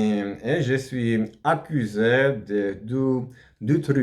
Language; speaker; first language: French; non-native, learner; Polish